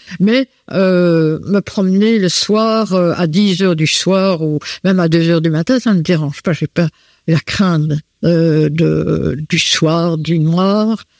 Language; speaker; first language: French; native; French